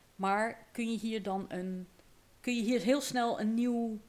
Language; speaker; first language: Dutch; native; Dutch